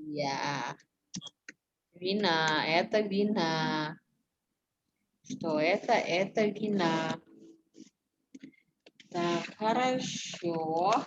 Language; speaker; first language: Russian; non-native, fluent; Indonesian